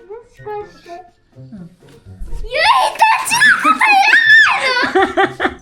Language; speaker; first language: Japanese; early bilingual, other home language; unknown